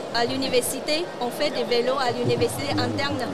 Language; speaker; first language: French; non-native, fluent; Chinese